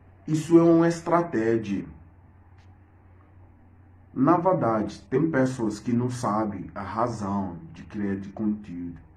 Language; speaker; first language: Portuguese; non-native, fluent; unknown